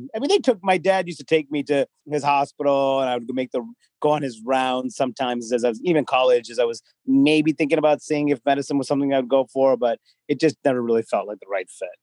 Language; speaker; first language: English; native; English